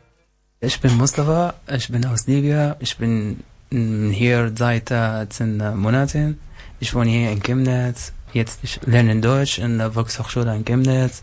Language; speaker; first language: German; non-native, learner; Arabic